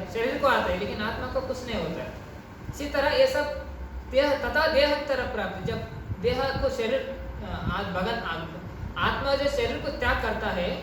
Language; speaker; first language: Hindi; non-native, local second language; Kannada